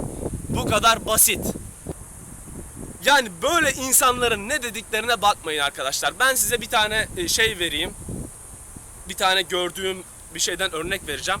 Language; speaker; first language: Turkish; native; Turkish